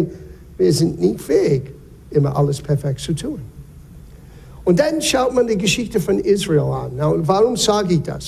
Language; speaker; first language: German; non-native, fluent; English